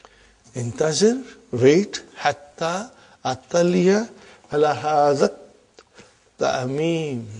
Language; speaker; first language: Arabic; non-native, fluent; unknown